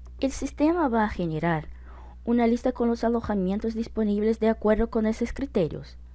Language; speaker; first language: Spanish; non-native, fluent; Portuguese